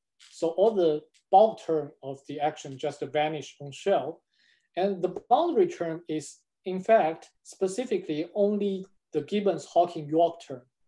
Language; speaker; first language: English; non-native, fluent; Chinese